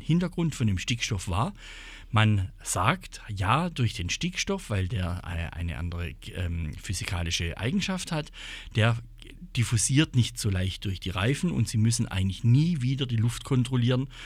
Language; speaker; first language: German; native; German